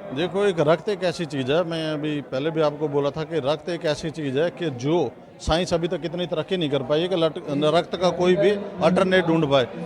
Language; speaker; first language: Hindi; native; Hindi